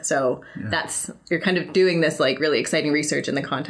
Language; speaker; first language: English; native; English